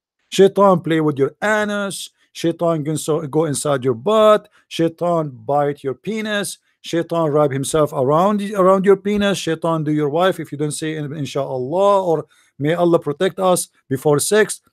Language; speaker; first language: English; non-native, local second language; Arabic